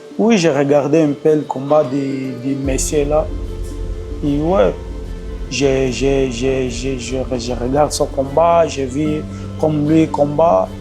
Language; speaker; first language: French; non-native, learner; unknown